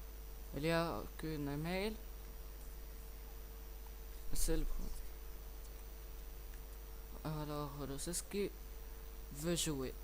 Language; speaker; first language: French; non-native, learner; English